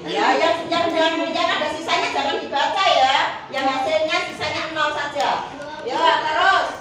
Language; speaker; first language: Indonesian; native; Indonesian